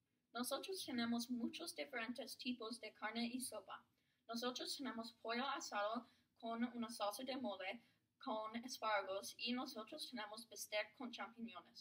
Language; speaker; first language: Spanish; non-native, learner; English